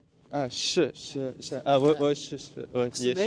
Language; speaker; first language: Chinese; non-native, learner; French